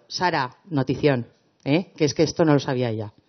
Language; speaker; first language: Spanish; native; Spanish